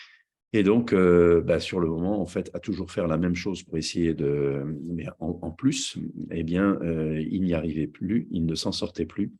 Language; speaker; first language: French; native; French